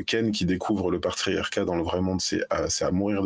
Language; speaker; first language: French; native; French